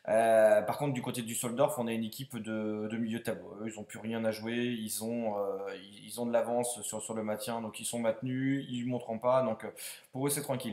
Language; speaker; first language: French; native; French